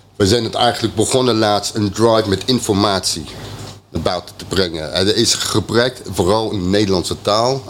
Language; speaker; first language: Dutch; non-native, fluent; English